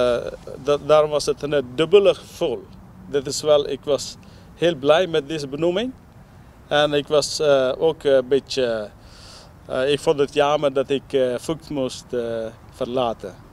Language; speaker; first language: Dutch; non-native, learner; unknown